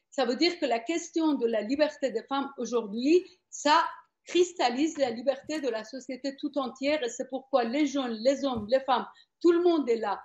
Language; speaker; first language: French; non-native, fluent; Persian